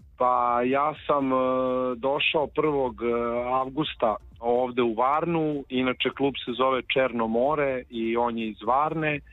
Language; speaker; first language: Serbian; native; Serbian